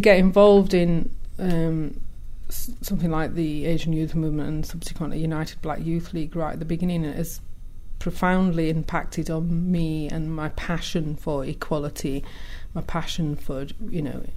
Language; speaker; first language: English; early bilingual, other home language; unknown